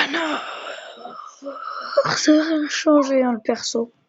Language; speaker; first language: French; native; French